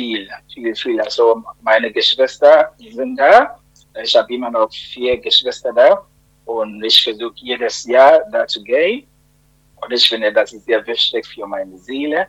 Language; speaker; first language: German; non-native, fluent; Akan